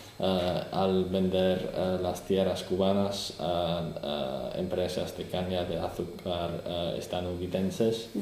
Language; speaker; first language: Spanish; non-native, learner; English